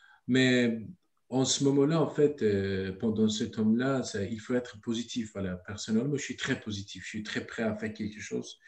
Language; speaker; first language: French; non-native, learner; Turkish